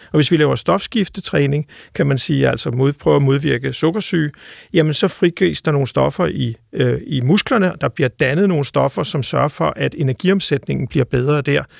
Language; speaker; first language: Danish; native; Danish